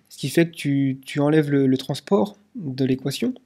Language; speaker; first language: French; native; French